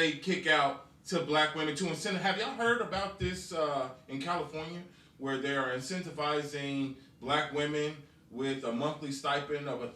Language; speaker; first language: English; native; English